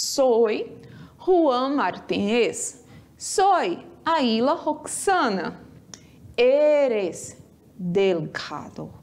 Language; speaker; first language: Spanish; non-native, fluent; Portuguese